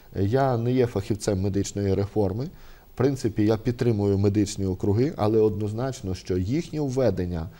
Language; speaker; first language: Ukrainian; native; Ukrainian